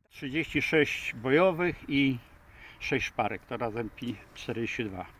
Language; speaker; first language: Polish; native; Polish